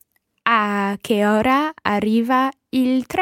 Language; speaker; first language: Italian; non-native, learner; English